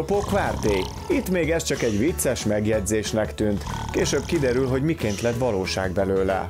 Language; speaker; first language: Hungarian; native; Hungarian